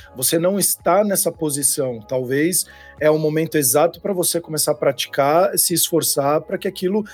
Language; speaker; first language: Portuguese; native; Portuguese